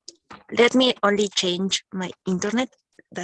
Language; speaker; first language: English; non-native, learner; Spanish